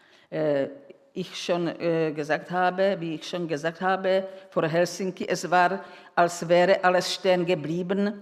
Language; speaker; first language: German; non-native, fluent; Czech